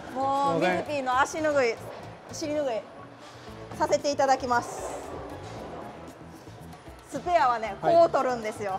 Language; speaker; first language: Japanese; native; Japanese